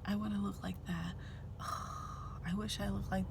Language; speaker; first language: English; native; English